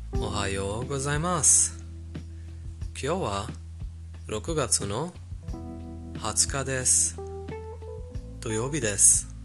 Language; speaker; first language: Japanese; non-native, fluent; Persian